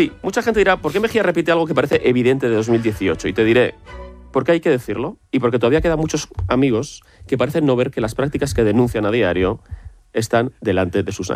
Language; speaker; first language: Spanish; native; Spanish